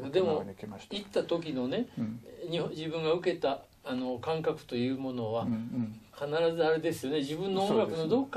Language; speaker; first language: Japanese; native; Japanese